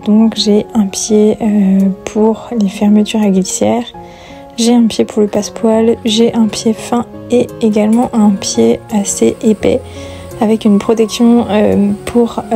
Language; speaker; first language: French; native; French